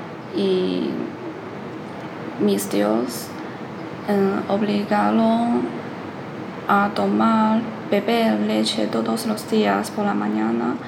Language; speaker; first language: Spanish; non-native, learner; Chinese